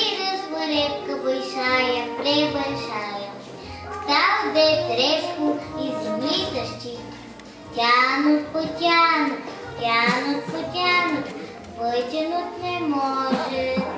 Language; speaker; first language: Russian; non-native, learner; Bulgarian